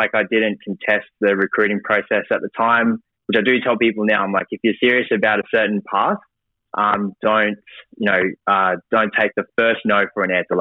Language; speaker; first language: English; native; English